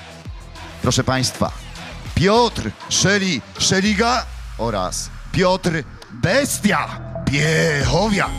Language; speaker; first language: Polish; native; Polish